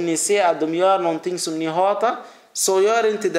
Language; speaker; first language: Swedish; early bilingual, other home language; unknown